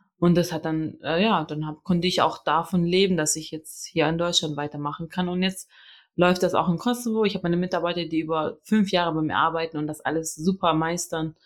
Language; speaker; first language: German; early bilingual, other home language; Albanian